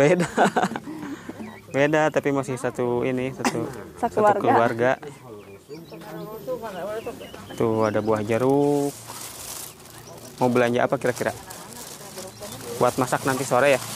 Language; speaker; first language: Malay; non-native, local second language; Sundanese